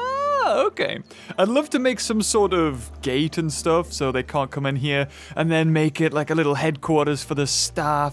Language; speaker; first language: English; native; English